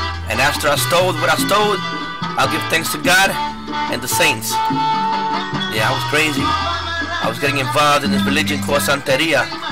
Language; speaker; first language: English; non-native, fluent; Spanish